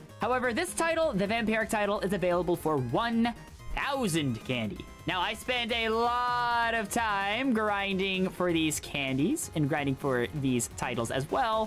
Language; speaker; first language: English; native; English